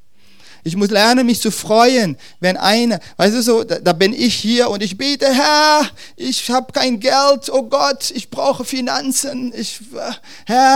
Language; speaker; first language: German; non-native, fluent; Dutch